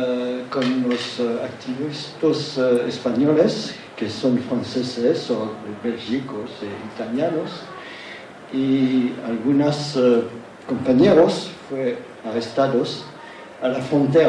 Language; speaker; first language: Spanish; non-native, learner; French